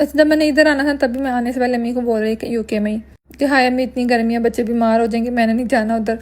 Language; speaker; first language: Urdu; non-native, local second language; Punjabi